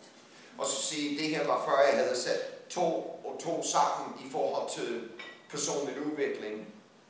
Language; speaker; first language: Danish; non-native, fluent; English